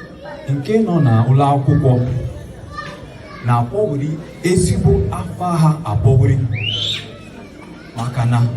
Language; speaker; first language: Igbo; early bilingual, heritage; Igbo